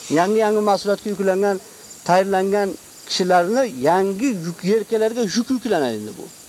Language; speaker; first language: Uzbek; native; Uzbek